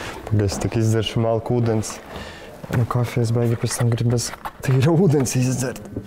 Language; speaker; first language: Latvian; non-native, fluent; Russian